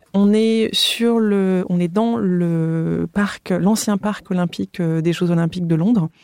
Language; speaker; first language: French; native; French